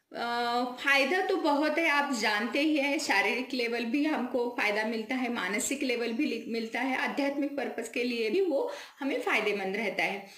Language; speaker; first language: Hindi; non-native, local second language; Marathi